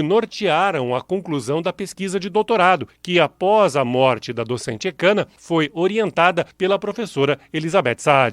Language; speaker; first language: Portuguese; native; Portuguese